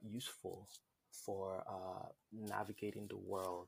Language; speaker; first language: English; non-native, local second language; Yoruba